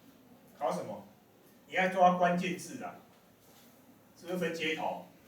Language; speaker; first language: Chinese; native; Chinese